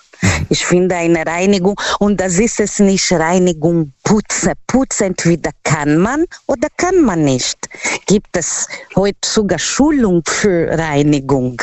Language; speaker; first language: German; non-native, fluent; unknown